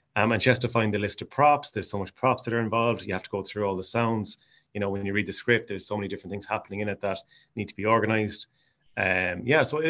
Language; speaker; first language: English; native; English